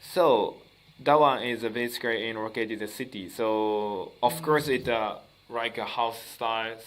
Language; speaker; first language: English; non-native, learner; Japanese